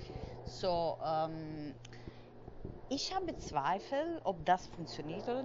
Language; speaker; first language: German; non-native, fluent; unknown